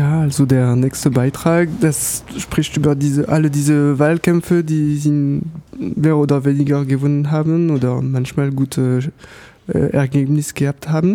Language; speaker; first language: German; non-native, learner; French